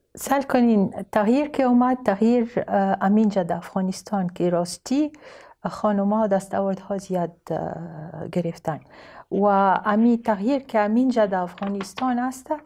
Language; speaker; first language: Persian; non-native, learner; Arabic